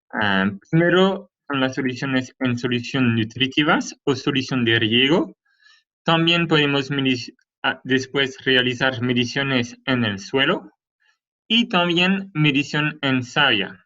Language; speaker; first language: Spanish; non-native, fluent; French